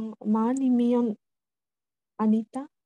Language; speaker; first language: Finnish; non-native, learner; Tamil